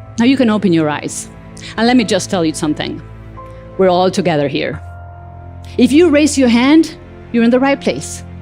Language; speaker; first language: English; non-native, fluent; Spanish